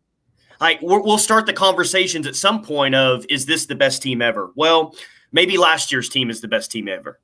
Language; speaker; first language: English; native; English